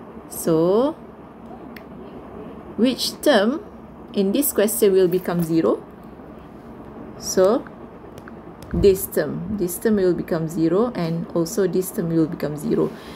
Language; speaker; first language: English; non-native, local second language; Malay